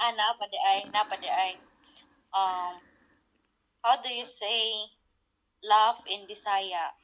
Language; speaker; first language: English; non-native, local second language; Cebuano